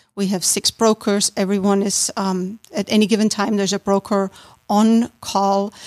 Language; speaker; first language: English; non-native, fluent; German